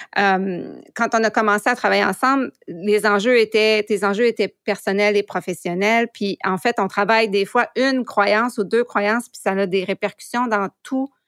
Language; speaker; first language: French; native; French